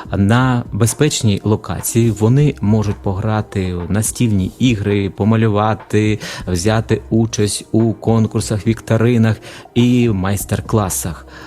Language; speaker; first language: Ukrainian; native; Ukrainian